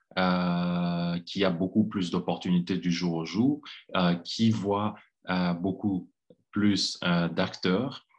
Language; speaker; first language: French; non-native, local second language; Kinyarwanda